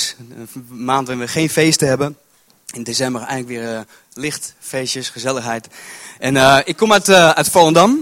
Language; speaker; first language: Dutch; native; Dutch